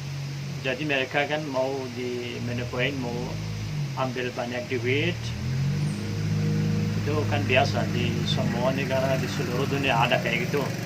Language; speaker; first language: Indonesian; non-native, fluent; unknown